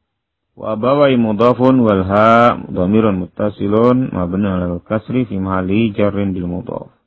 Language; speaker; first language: Arabic; non-native, fluent; Indonesian